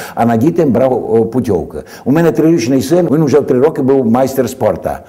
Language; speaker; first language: Ukrainian; native; Ukrainian